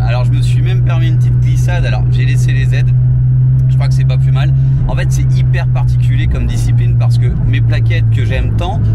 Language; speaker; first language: French; native; French